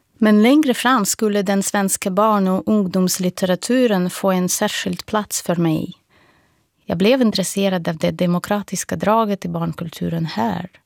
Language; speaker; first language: Swedish; non-native, fluent; Russian